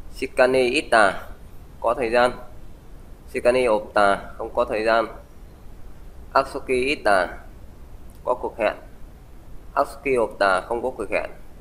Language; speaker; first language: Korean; non-native, fluent; Vietnamese